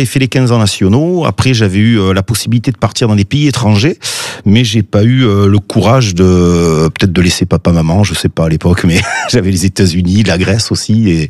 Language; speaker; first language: French; native; French